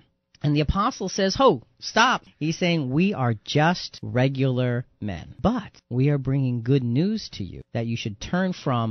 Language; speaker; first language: English; native; English